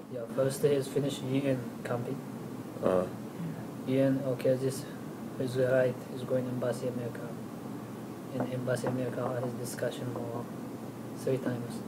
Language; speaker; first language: English; non-native, learner; Tigrinya